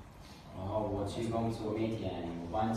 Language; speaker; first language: Chinese; non-native, learner; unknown